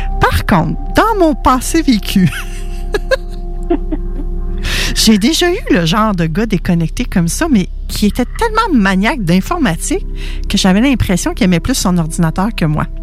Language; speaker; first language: French; native; French